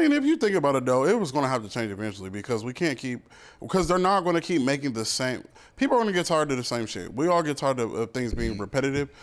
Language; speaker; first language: English; native; English